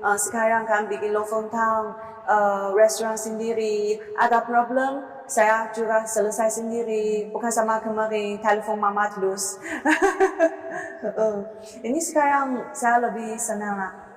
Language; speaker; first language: Indonesian; non-native, learner; Chinese